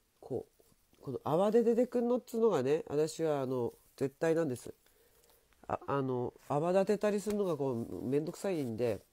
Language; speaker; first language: Japanese; native; Japanese